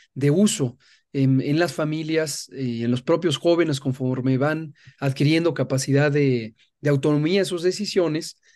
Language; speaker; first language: Spanish; native; Spanish